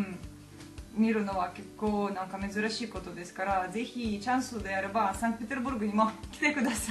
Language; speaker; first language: Japanese; non-native, fluent; Russian